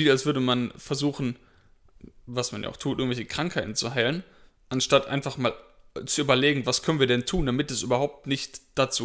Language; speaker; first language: German; native; German